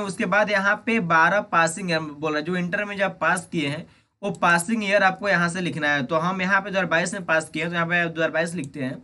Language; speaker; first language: Hindi; native; Hindi